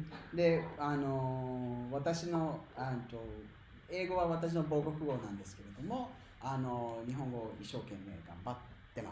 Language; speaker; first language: Japanese; non-native, fluent; English